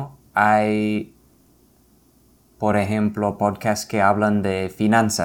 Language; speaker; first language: Spanish; non-native, fluent; English